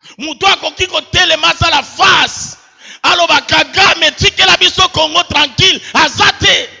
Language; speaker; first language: Lingala; native; Lingala